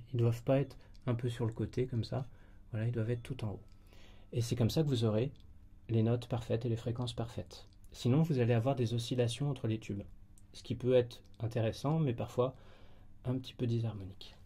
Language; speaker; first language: French; native; French